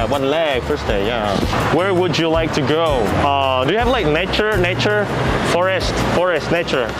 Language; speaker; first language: English; non-native, fluent; Indonesian